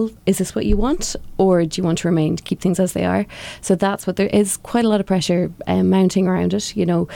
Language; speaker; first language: English; native; English